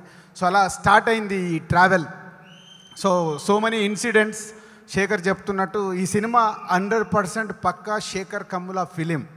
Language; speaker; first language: Telugu; native; Telugu